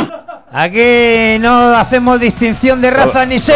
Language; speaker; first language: Spanish; native; Spanish